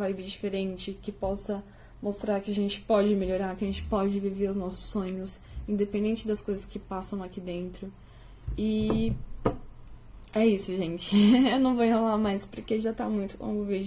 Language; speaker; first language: Portuguese; native; Portuguese